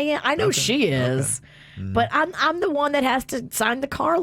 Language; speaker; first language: English; native; English